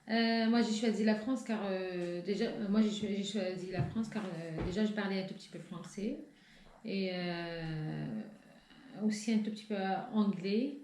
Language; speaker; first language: French; non-native, local second language; Arabic